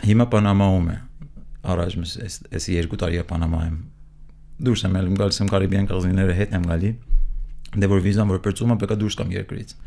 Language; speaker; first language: Armenian; early bilingual, heritage; Armenian